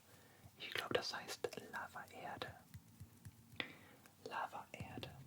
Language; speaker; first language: German; non-native, fluent; French